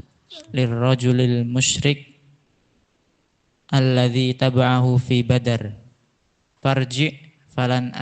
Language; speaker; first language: Arabic; non-native, learner; Indonesian